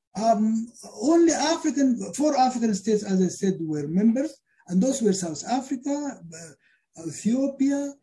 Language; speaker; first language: English; non-native, fluent; Arabic